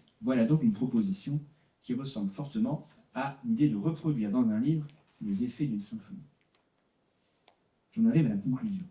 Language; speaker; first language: French; native; French